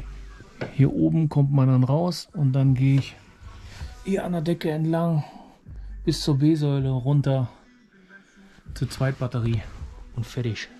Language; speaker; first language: German; native; German